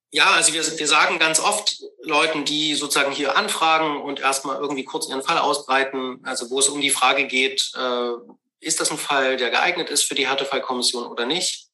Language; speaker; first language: German; native; German